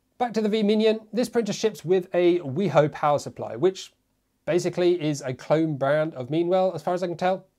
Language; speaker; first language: English; native; English